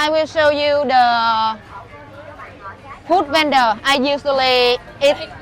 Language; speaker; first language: English; non-native, learner; Vietnamese